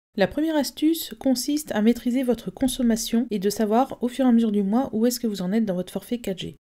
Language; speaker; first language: French; native; French